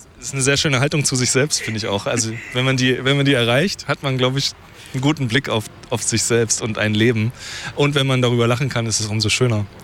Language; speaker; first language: German; native; German